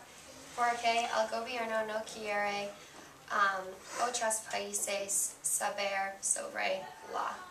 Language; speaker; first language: Spanish; non-native, learner; English